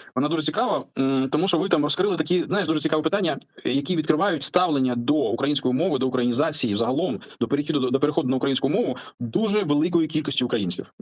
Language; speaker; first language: Ukrainian; non-native, local second language; Russian